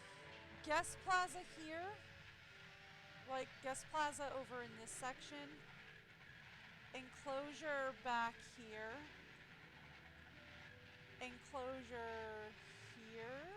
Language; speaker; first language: English; native; English